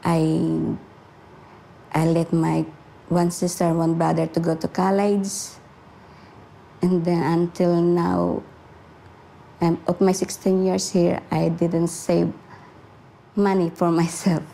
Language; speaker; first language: English; non-native, fluent; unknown